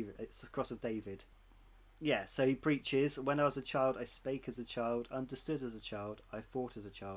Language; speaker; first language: English; native; English